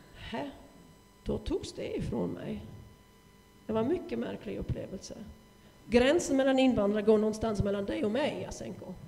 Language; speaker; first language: Swedish; non-native, fluent; German